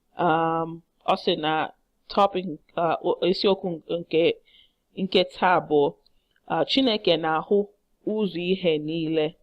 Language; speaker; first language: Igbo; non-native, learner; English